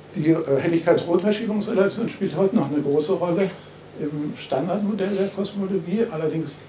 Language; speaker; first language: German; native; German